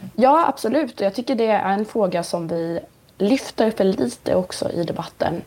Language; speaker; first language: Swedish; native; Swedish